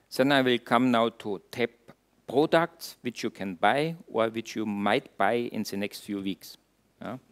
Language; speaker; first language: English; non-native, fluent; German